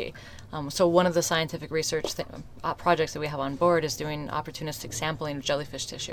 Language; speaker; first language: English; native; English